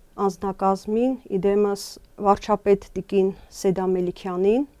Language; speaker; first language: Armenian; native; Armenian